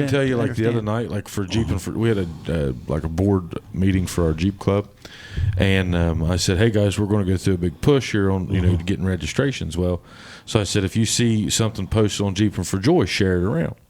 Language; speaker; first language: English; native; English